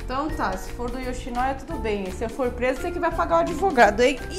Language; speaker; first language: Portuguese; native; Portuguese